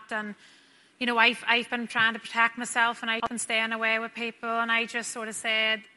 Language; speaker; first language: English; native; English